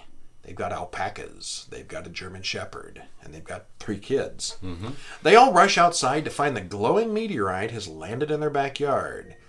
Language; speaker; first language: English; native; English